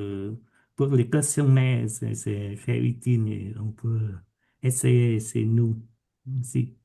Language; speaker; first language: French; non-native, learner; Vietnamese